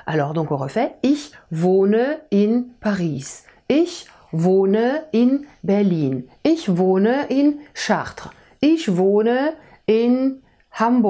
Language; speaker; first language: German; non-native, fluent; French